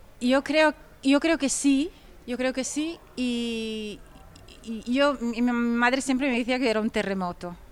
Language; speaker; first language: Spanish; non-native, fluent; Italian